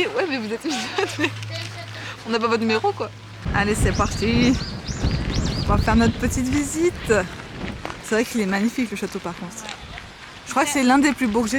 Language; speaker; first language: French; native; French